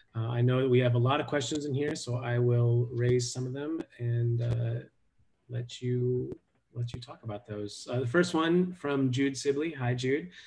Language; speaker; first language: English; native; English